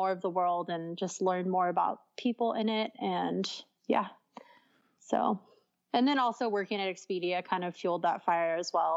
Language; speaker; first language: English; native; English